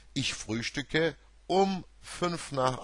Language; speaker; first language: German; non-native, fluent; Turkish